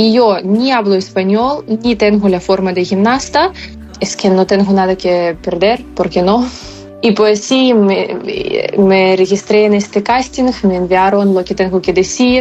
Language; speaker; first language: Spanish; non-native, fluent; Ukrainian